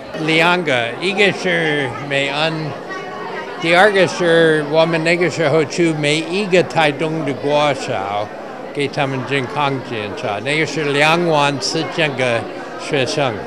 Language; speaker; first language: Chinese; non-native, fluent; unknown